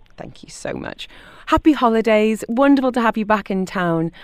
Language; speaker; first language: English; native; English